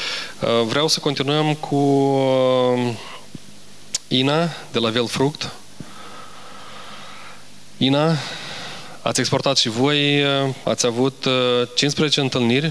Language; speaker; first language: Romanian; native; Romanian